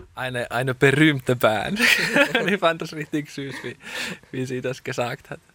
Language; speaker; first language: German; non-native, fluent; Finnish